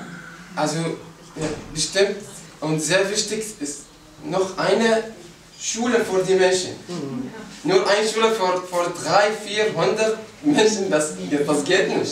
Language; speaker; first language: German; non-native, learner; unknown